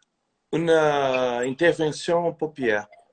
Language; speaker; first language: French; non-native, fluent; Portuguese